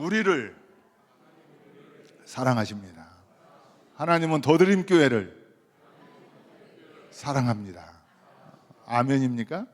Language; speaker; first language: Korean; native; Korean